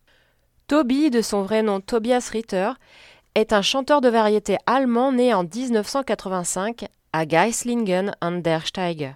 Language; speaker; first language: French; native; French